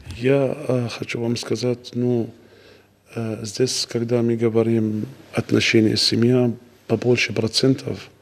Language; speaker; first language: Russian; non-native, learner; Arabic